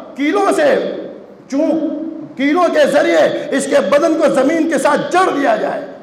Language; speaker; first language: Urdu; non-native, local second language; Gujarati